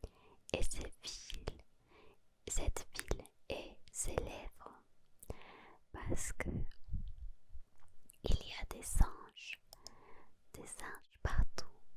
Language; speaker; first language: French; non-native, learner; Spanish